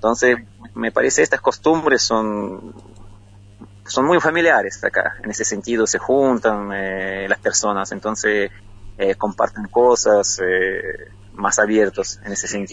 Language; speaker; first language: Spanish; non-native, fluent; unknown